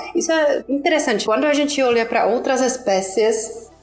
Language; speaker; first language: Portuguese; non-native, fluent; Czech